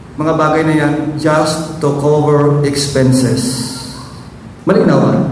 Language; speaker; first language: Filipino; non-native, local second language; Hiligaynon